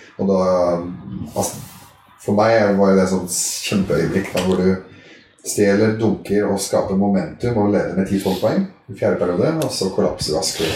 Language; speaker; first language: Norwegian; early bilingual, other home language; Arabic